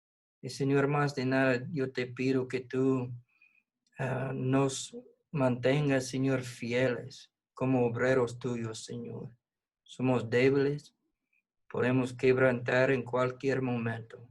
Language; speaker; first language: Spanish; non-native, fluent; English